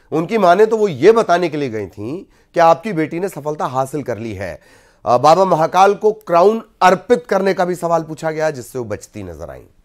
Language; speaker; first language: Hindi; native; Hindi